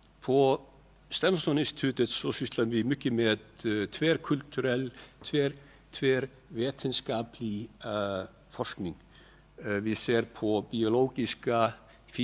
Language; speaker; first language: Swedish; non-native, fluent; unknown